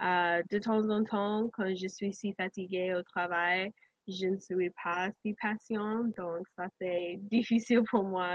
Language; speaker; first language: French; non-native, learner; English